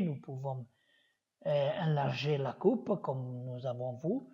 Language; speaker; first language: French; non-native, learner; Italian